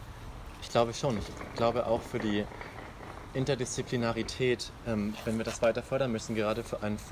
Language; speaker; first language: German; native; German